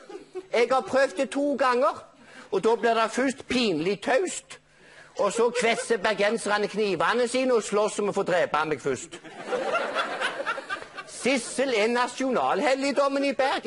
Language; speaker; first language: Norwegian; native; Norwegian